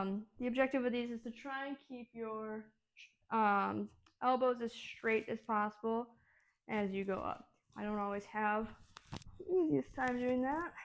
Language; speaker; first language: English; native; English